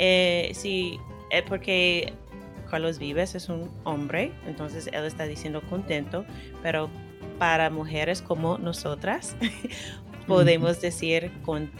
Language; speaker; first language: Spanish; non-native, fluent; English